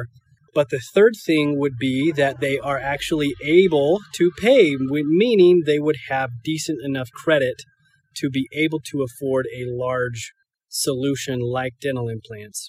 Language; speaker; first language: English; native; English